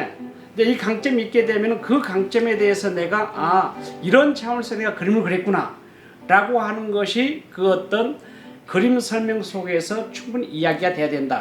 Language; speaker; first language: Korean; native; Korean